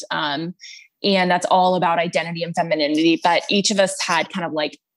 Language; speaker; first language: English; native; English